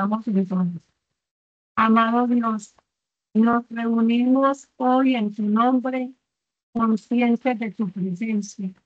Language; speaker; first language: Spanish; native; Spanish